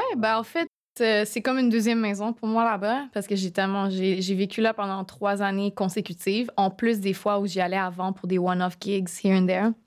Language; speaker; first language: French; native; French